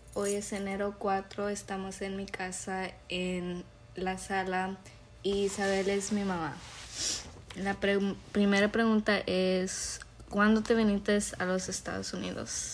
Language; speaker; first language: Spanish; early bilingual, heritage; Spanish